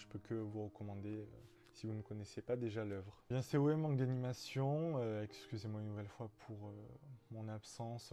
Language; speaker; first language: French; native; French